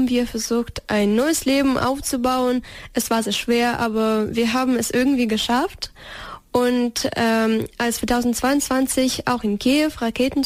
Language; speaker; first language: German; non-native, fluent; Ukrainian